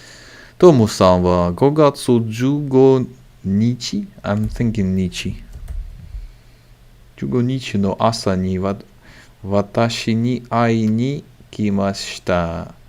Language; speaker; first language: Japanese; non-native, learner; English